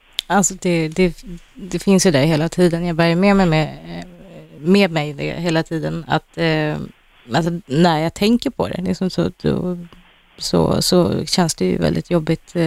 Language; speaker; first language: Swedish; native; Swedish